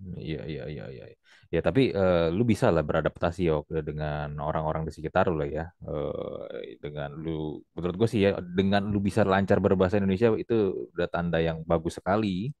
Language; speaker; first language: Indonesian; native; Indonesian